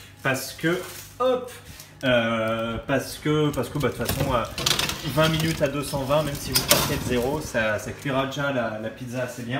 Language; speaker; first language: French; native; French